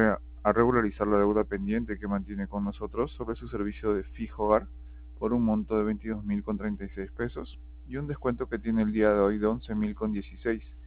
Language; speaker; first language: Spanish; native; Spanish